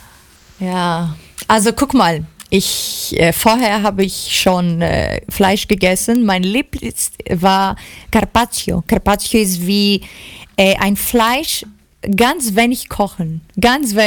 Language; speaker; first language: German; non-native, learner; Greek